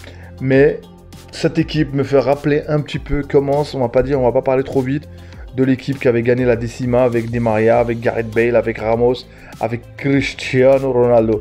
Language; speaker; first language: French; native; French